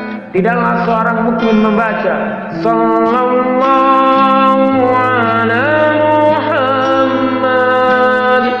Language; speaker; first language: Indonesian; native; Indonesian